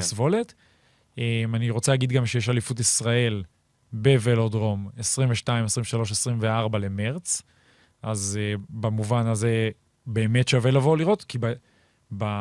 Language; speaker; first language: Hebrew; native; Hebrew